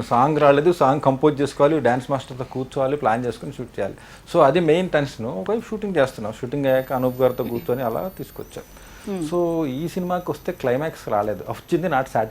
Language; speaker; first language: Telugu; native; Telugu